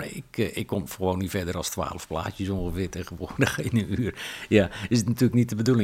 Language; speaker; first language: Dutch; native; Dutch